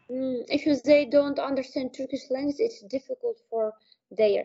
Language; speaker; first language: English; non-native, learner; Uzbek